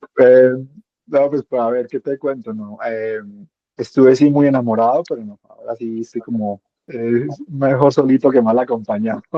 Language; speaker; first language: Spanish; native; Spanish